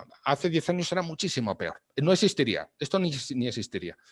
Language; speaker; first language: Spanish; native; Spanish